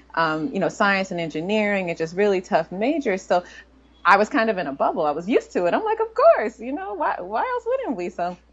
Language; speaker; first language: English; native; English